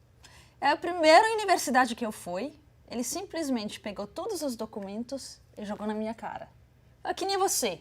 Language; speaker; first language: Portuguese; non-native, fluent; Arabic